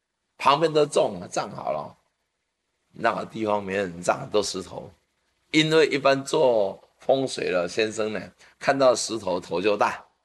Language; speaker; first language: Chinese; native; Chinese